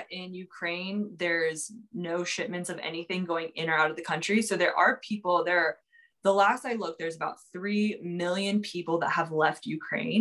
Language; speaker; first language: English; native; English